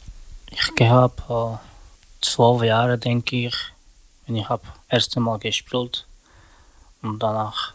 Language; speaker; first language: German; non-native, learner; Romany